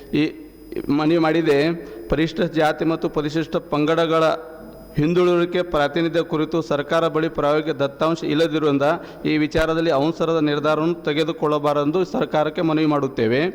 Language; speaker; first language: Kannada; non-native, local second language; Lambadi